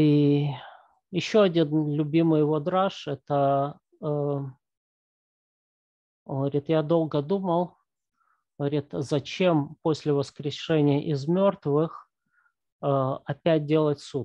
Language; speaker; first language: Russian; native; Russian